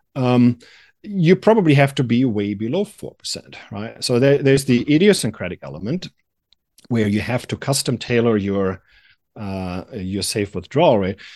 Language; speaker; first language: English; non-native, fluent; German